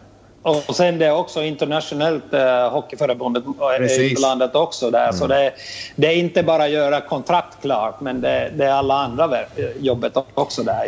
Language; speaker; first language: Swedish; non-native, fluent; Finnish